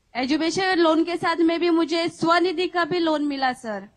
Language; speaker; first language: Hindi; non-native, local second language; Marathi